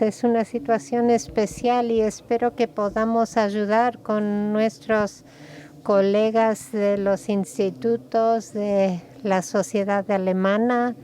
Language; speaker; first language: Spanish; non-native, fluent; German